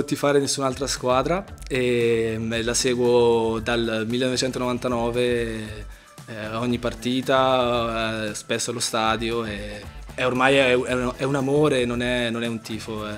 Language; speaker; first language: Italian; native; Italian